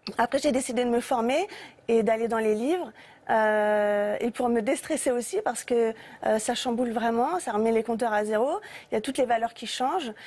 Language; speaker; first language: French; native; French